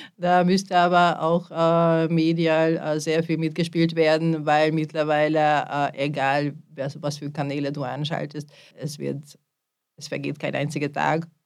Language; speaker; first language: German; non-native, fluent; Hungarian